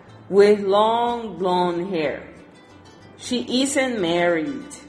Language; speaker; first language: English; non-native, fluent; Spanish